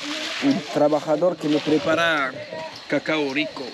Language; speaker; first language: Spanish; non-native, learner; French